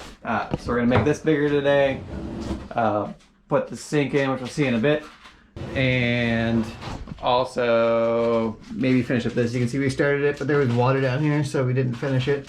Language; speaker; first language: English; native; English